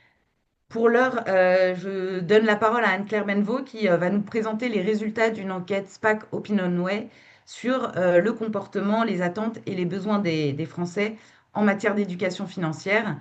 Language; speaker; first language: French; native; French